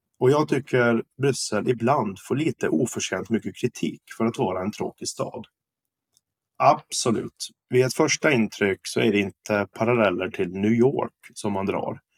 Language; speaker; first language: Swedish; native; Swedish